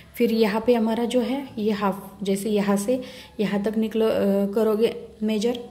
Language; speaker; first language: Hindi; non-native, local second language; Marathi